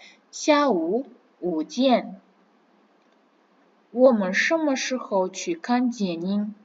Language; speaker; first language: Chinese; non-native, fluent; Kazakh